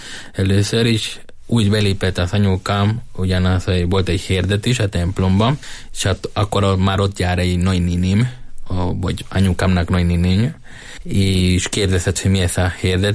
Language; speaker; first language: Hungarian; non-native, learner; Spanish